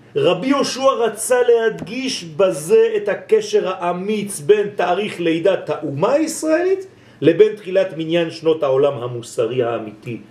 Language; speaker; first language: Hebrew; non-native, fluent; French